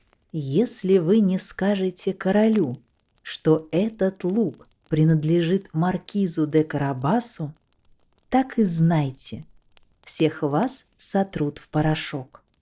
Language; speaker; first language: Russian; native; Russian